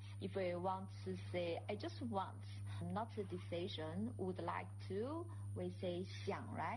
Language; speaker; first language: English; non-native, fluent; Chinese